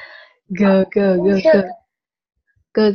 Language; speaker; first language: English; non-native, learner; Vietnamese